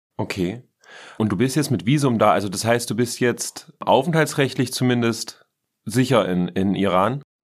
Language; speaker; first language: German; native; German